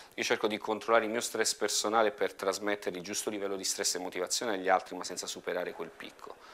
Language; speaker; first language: Italian; native; Italian